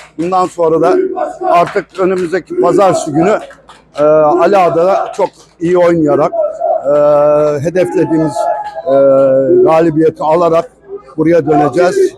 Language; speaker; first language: Turkish; native; Turkish